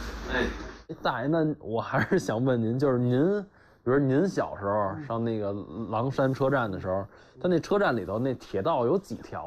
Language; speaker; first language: Chinese; native; Chinese